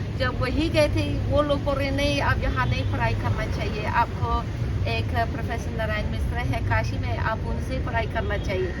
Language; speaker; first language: Hindi; non-native, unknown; English